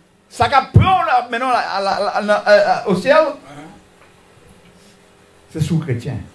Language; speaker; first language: French; native; French